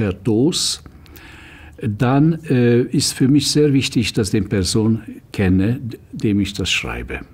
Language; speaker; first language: German; non-native, fluent; Hungarian